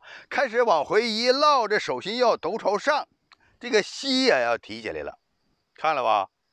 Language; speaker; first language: Chinese; native; Chinese